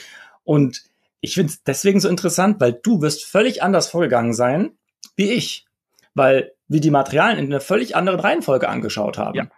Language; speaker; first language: German; native; German